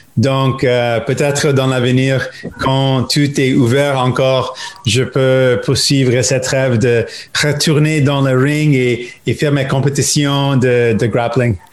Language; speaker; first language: French; non-native, local second language; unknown